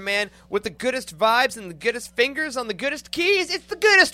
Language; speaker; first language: English; native; English